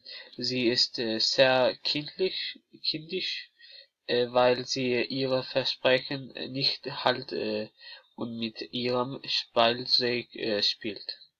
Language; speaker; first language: German; non-native, learner; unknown